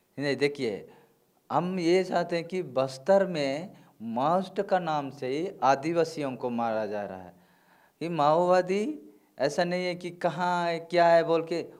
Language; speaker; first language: Hindi; non-native, local second language; Gondi